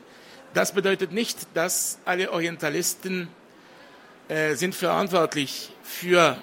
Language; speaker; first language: German; non-native, fluent; French